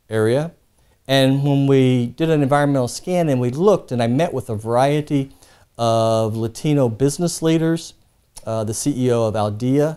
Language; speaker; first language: English; non-native, fluent; Spanish